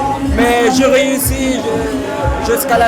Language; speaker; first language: French; non-native, learner; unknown